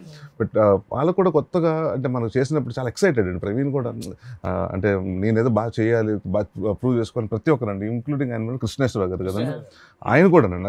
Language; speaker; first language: Telugu; native; Telugu